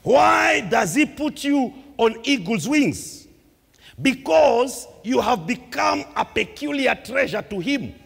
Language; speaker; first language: English; non-native, local second language; Swahili